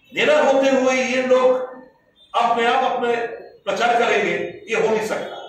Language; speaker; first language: Hindi; non-native, local second language; Bangla